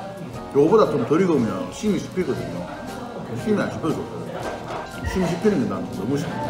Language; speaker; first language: Korean; native; Korean